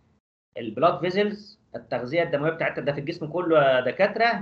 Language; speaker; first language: Arabic; native; Arabic